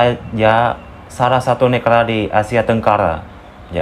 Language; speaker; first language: Indonesian; non-native, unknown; Lao